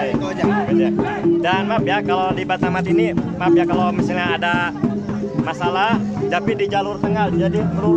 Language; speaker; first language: Indonesian; non-native, local second language; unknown